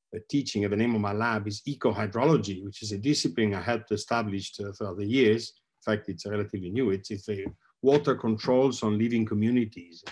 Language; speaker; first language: English; non-native, fluent; Italian